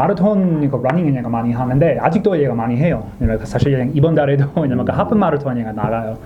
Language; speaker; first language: Korean; non-native, learner; English